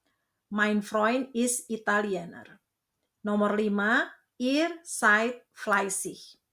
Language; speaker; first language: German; non-native, fluent; Indonesian